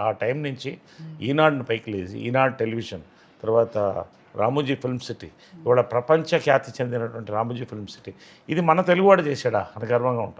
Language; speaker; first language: Telugu; native; Telugu